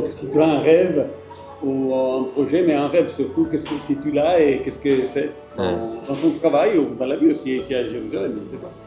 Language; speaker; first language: French; non-native, fluent; Italian